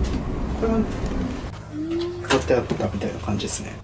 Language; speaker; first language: Japanese; native; Japanese